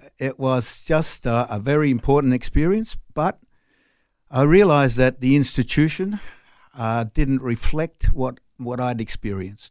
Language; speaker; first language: English; non-native, local second language; French